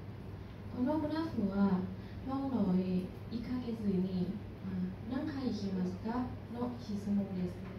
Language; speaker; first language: Japanese; non-native, learner; Thai